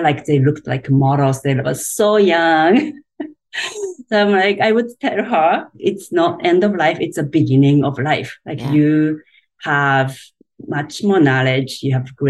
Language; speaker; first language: English; non-native, fluent; Japanese